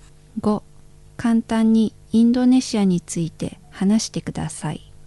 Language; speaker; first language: Japanese; non-native, fluent; Indonesian